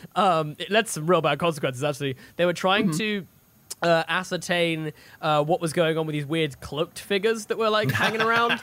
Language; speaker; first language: English; native; English